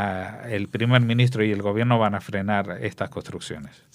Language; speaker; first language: Spanish; native; Spanish